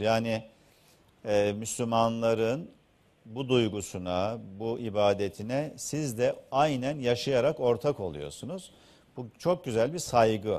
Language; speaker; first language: Turkish; native; Turkish